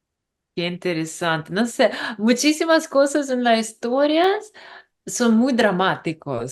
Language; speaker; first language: Spanish; non-native, learner; English